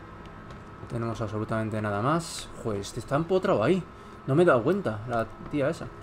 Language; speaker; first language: Spanish; native; Spanish